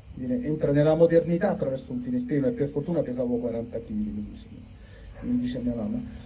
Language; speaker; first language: Italian; early bilingual, heritage; Italian